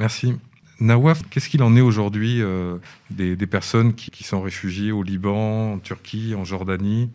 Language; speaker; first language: French; native; French